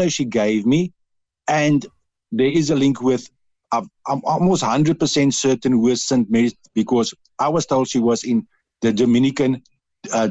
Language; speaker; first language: English; non-native, local second language; Dutch